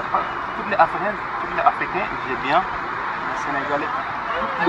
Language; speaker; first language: French; non-native, learner; Wolof